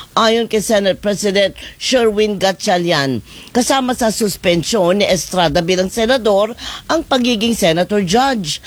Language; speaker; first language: Filipino; native; Filipino